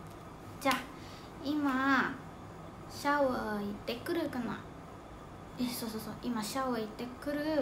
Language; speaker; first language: Japanese; non-native, fluent; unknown